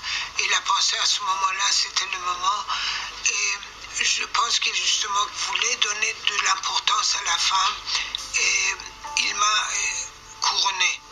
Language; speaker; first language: French; non-native, fluent; Persian